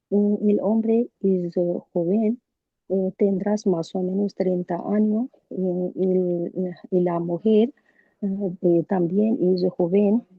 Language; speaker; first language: Spanish; non-native, learner; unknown